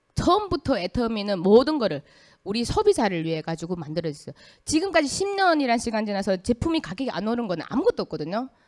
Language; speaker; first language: Korean; early bilingual, heritage; Korean